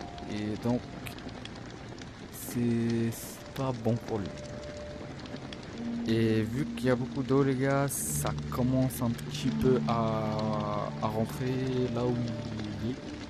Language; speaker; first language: French; native; French